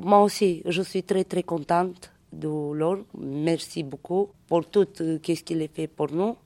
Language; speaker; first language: French; non-native, learner; Romanian